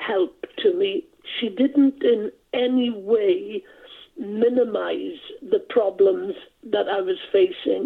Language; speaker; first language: English; non-native, local second language; Welsh